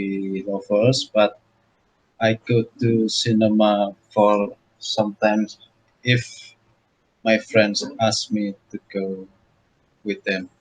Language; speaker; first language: English; non-native, learner; Indonesian